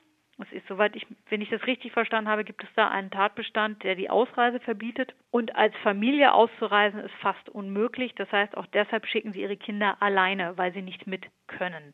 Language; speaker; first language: German; native; German